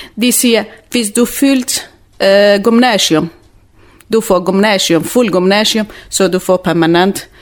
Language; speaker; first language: Danish; non-native, learner; Kurdish